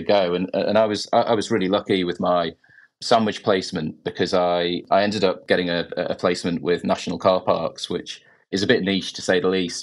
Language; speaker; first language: English; native; English